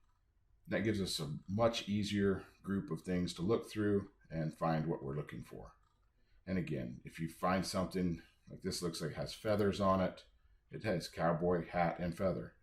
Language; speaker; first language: English; native; English